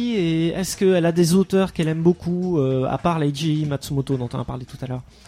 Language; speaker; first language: French; native; French